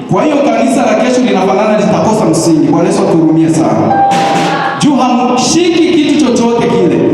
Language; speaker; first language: Swahili; native; Swahili